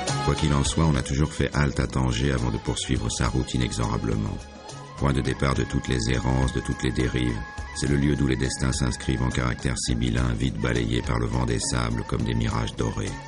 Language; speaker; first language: French; native; French